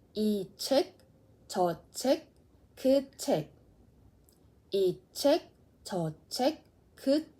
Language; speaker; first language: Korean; non-native, fluent; Mongolian